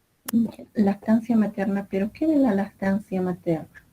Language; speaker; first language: Spanish; native; Spanish